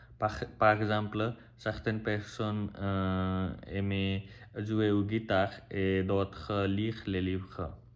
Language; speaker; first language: French; non-native, learner; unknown